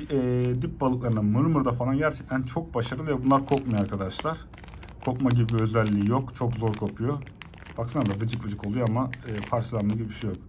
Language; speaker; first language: Turkish; native; Turkish